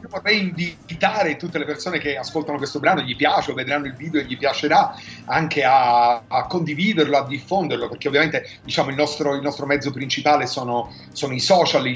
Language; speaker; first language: Italian; native; Italian